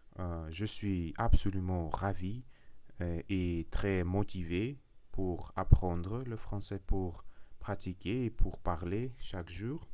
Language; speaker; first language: French; non-native, learner; Russian